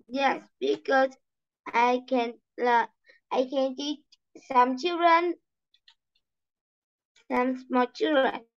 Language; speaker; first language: English; non-native, learner; Vietnamese